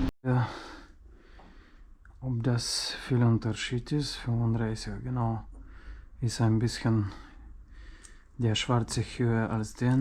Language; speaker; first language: German; non-native, learner; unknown